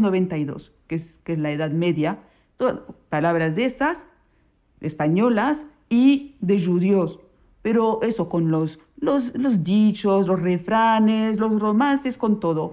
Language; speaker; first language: Spanish; early bilingual, heritage; Spanish